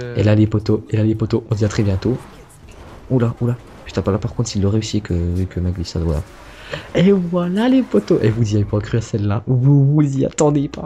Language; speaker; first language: French; native; French